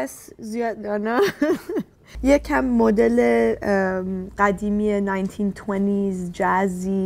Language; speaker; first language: Persian; early bilingual, heritage; Persian